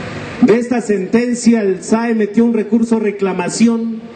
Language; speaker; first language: Spanish; native; Spanish